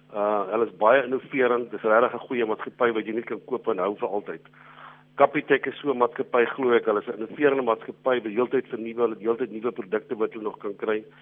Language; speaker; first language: Afrikaans; native; Afrikaans